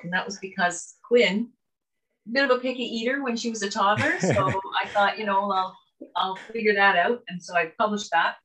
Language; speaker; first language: English; native; English